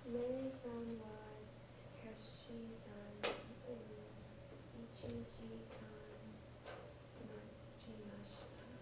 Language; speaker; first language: Japanese; non-native, learner; English